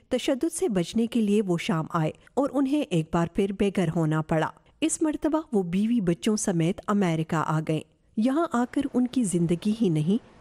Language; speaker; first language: Urdu; native; Urdu